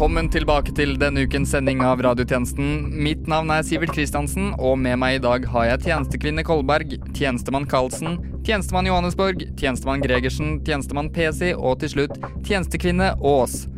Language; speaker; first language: Norwegian; native; Norwegian